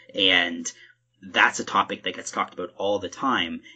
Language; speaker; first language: English; native; English